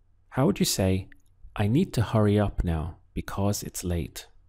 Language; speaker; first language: English; native; English